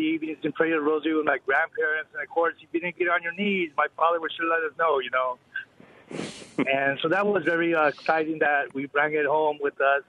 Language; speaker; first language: English; native; English